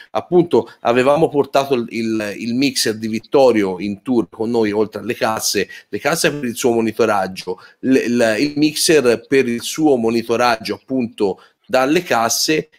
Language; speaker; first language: Italian; native; Italian